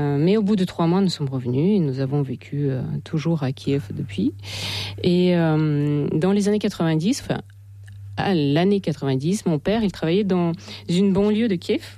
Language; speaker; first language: French; non-native, fluent; Russian